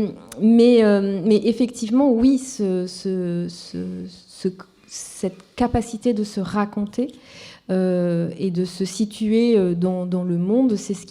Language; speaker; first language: French; non-native, local second language; Kinyarwanda